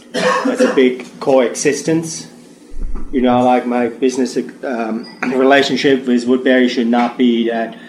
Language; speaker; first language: English; non-native, fluent; German